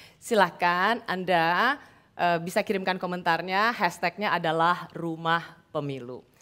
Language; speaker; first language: Indonesian; native; Indonesian